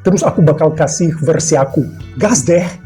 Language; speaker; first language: Indonesian; non-native, fluent; Russian